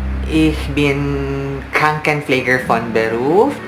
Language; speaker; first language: German; non-native, learner; Filipino